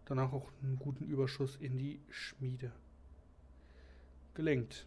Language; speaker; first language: German; native; German